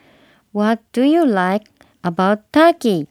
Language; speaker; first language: English; non-native, learner; Japanese